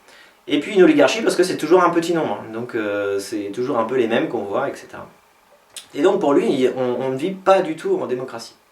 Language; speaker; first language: French; native; French